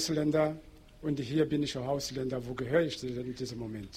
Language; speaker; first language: German; non-native, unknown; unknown